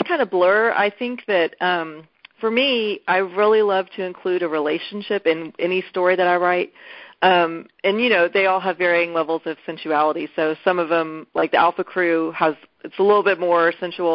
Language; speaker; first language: English; native; English